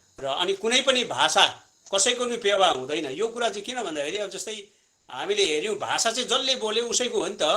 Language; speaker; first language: Nepali; native; Nepali